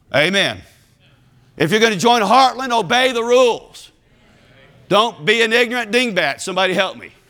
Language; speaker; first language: English; native; English